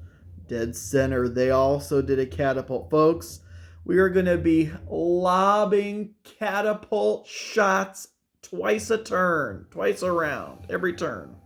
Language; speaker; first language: English; native; English